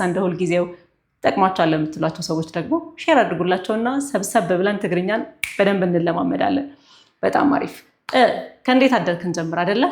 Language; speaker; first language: Amharic; non-native, local second language; Tigrinya